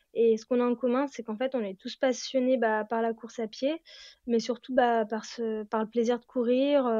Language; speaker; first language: French; native; French